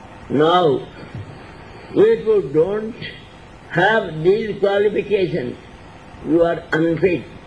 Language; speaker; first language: English; non-native, local second language; Odia